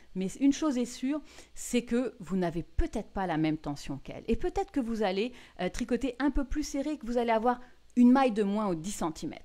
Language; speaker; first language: French; native; French